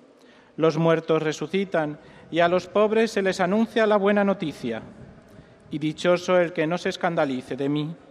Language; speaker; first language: Spanish; native; Spanish